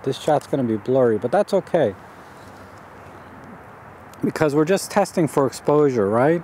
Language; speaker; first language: English; native; English